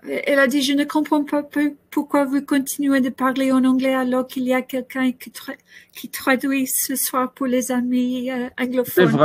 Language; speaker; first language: French; non-native, learner; English